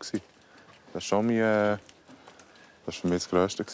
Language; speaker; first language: German; native; German